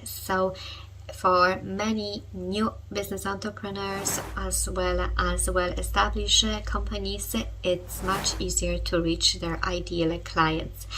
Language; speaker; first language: English; non-native, fluent; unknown